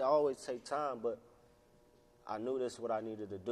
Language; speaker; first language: English; native; English